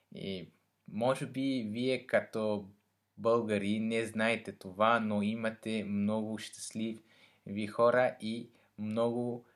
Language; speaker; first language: Bulgarian; non-native, learner; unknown